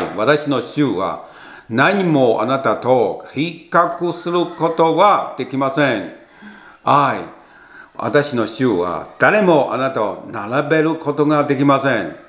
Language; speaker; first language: Japanese; non-native, learner; Chinese